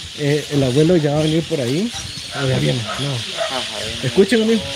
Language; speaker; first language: Spanish; native; Spanish